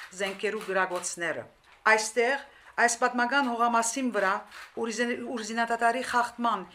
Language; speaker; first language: Armenian; early bilingual, heritage; Armenian